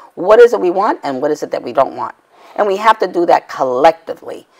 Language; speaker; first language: English; native; English